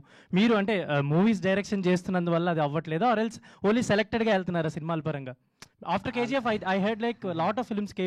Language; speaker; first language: Telugu; native; Telugu